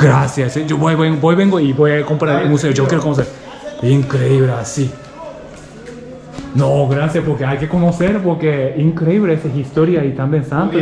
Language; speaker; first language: Spanish; non-native, learner; Japanese